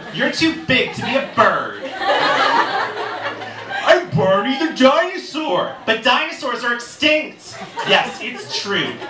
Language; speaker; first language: English; native; English